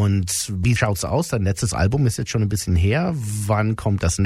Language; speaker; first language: German; native; German